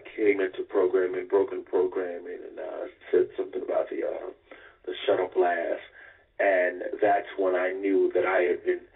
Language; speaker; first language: English; native; English